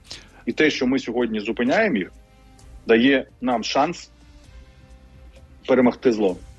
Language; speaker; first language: Ukrainian; native; Ukrainian